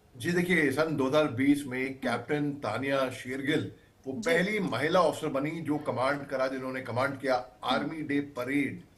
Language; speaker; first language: Hindi; native; Hindi